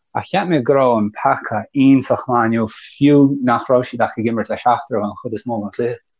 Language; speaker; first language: Irish; native; Irish